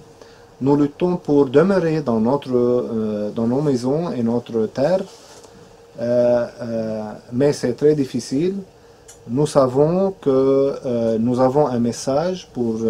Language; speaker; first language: French; non-native, fluent; Arabic